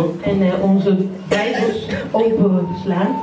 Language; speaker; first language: Dutch; early bilingual, other home language; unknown